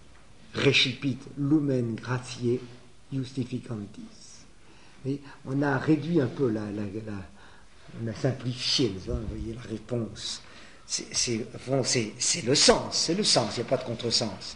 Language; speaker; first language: French; native; French